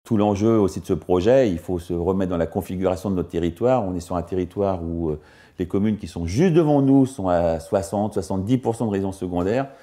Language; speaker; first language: French; native; French